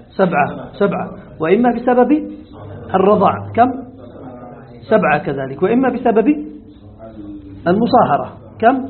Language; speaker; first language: Arabic; native; Arabic